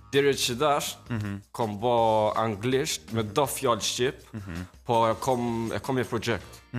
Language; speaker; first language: Albanian; early bilingual, heritage; Albanian